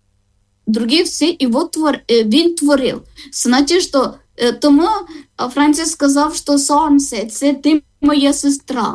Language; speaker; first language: Ukrainian; non-native, learner; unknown